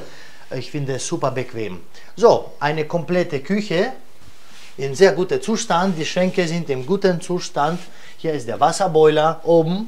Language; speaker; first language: German; non-native, fluent; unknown